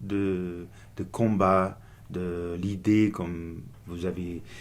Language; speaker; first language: French; non-native, fluent; Portuguese